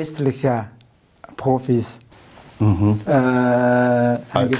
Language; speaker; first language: German; non-native, learner; Chinese